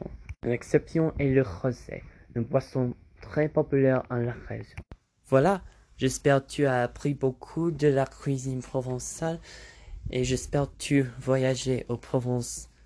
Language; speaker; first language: French; non-native, learner; English